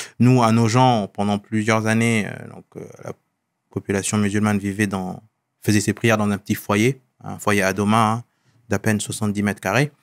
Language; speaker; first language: French; non-native, local second language; Wolof